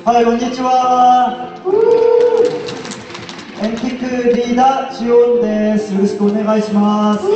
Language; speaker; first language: Japanese; non-native, learner; Korean